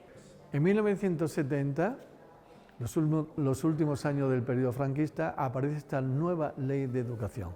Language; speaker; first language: Spanish; native; Spanish